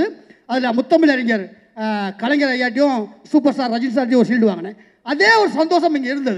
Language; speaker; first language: Tamil; native; Tamil